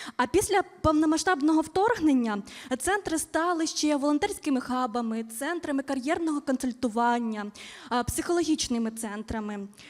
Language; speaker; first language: Ukrainian; native; Ukrainian